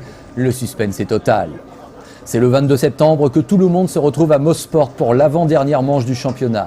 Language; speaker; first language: French; native; French